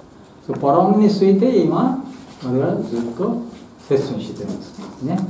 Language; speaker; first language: Japanese; non-native, fluent; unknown